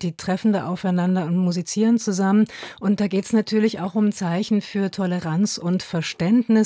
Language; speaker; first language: German; native; German